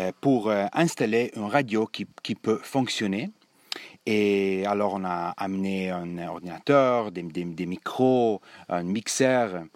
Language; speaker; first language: French; non-native, learner; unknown